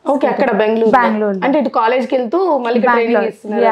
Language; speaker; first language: Telugu; native; Telugu